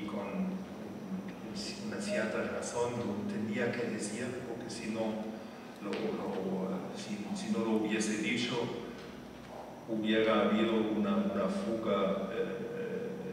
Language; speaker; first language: Spanish; non-native, fluent; German